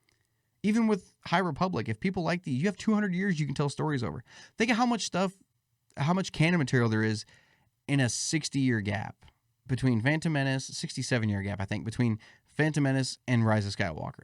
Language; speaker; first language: English; native; English